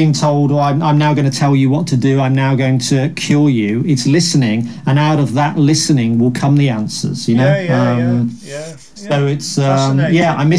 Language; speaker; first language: English; native; English